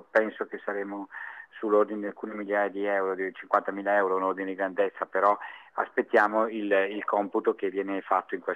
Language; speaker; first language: Italian; native; Italian